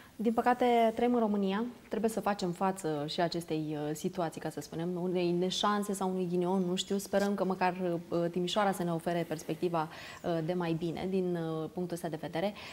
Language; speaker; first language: Romanian; native; Romanian